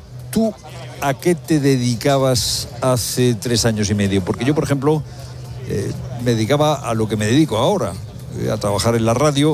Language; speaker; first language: Spanish; native; Spanish